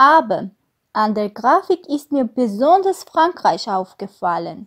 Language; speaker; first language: German; non-native, fluent; Armenian